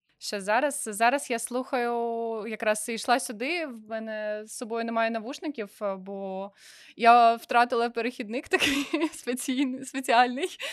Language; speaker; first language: Ukrainian; non-native, local second language; Russian